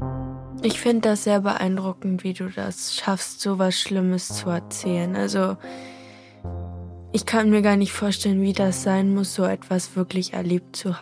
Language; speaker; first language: German; native; German